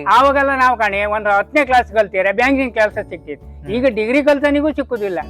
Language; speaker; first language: Kannada; native; Kannada